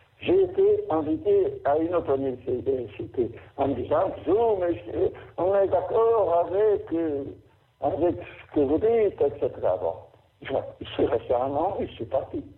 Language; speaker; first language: French; non-native, fluent; Portuguese